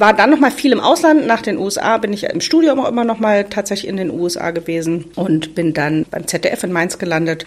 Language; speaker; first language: German; native; German